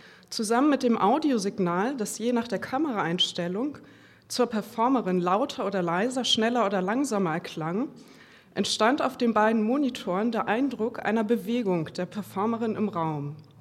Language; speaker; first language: German; native; German